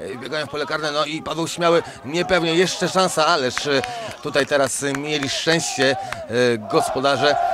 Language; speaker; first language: Polish; native; Polish